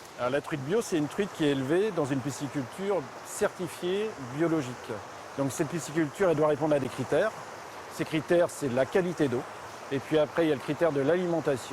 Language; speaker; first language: French; native; French